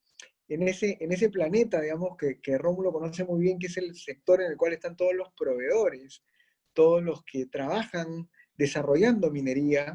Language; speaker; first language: Spanish; native; Spanish